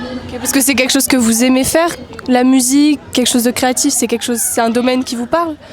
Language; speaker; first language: French; native; French